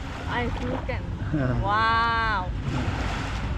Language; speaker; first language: English; non-native, learner; Vietnamese